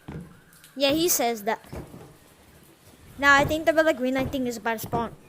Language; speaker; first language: English; native; English